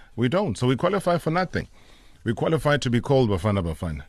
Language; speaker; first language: English; non-native, local second language; Zulu